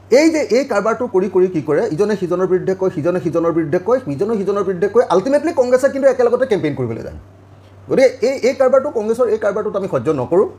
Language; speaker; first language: Assamese; native; Assamese